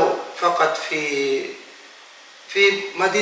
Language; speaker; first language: Arabic; non-native, fluent; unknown